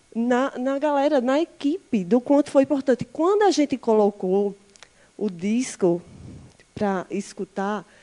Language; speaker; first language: Portuguese; native; Portuguese